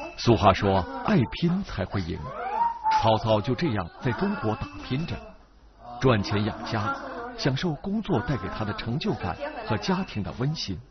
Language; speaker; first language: Chinese; native; Chinese